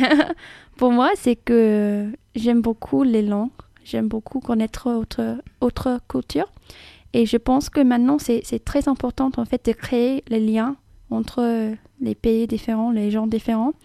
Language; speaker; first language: French; non-native, fluent; English